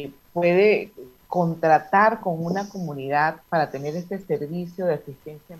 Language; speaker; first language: Spanish; native; Spanish